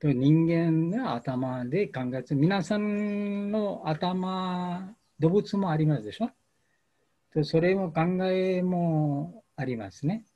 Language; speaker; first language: Japanese; non-native, learner; Bangla